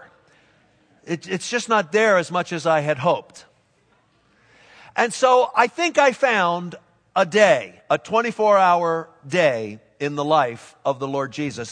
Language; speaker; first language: English; native; English